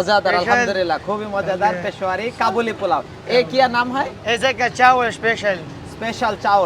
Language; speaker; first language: Hindi; non-native, learner; Bangla